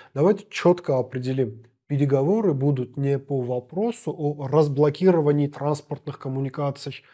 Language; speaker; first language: Russian; non-native, local second language; Armenian